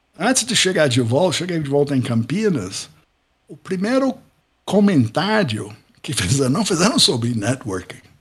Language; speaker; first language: Portuguese; non-native, fluent; English